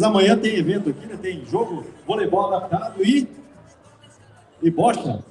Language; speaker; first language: Portuguese; native; Portuguese